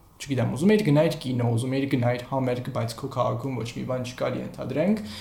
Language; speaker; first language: Armenian; native; Armenian